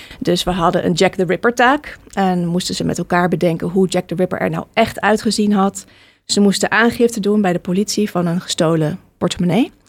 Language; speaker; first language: Dutch; native; Dutch